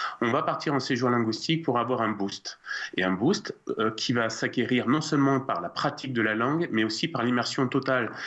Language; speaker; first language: French; native; French